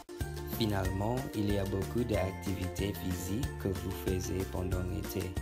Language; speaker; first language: French; non-native, learner; English